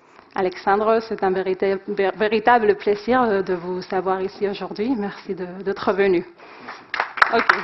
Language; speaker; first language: French; non-native, fluent; Spanish